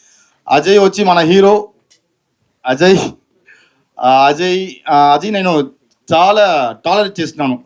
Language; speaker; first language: Telugu; non-native, fluent; Tamil